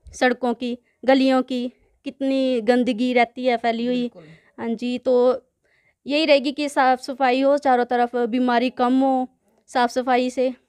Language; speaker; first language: Hindi; native; Hindi